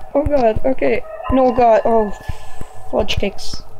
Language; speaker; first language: English; native; English